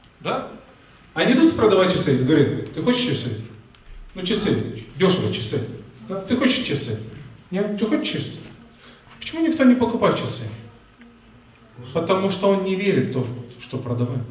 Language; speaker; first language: Russian; non-native, fluent; Lithuanian